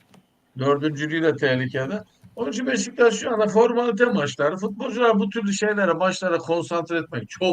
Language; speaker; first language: Turkish; native; Turkish